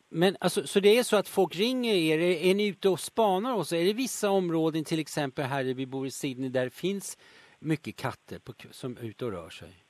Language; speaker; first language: Swedish; native; Swedish